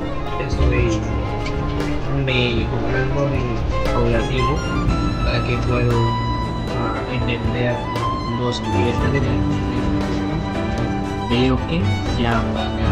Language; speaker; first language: Spanish; non-native, learner; Filipino